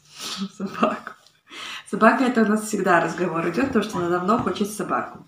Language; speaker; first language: Russian; native; Russian